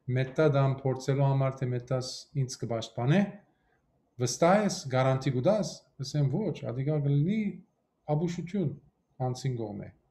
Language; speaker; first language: Armenian; early bilingual, heritage; Armenian